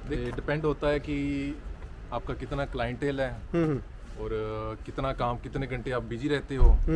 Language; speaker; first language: Hindi; non-native, local second language; Punjabi